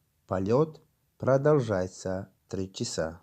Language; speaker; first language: Russian; non-native, local second language; Tajik